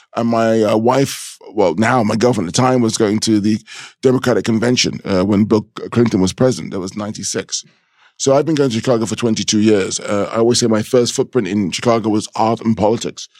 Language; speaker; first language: English; native; English